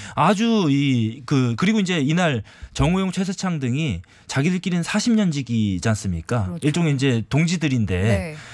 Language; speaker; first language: Korean; native; Korean